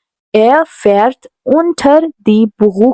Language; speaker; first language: German; non-native, learner; Hindi